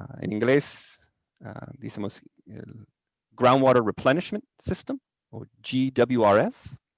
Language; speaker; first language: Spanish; non-native, learner; English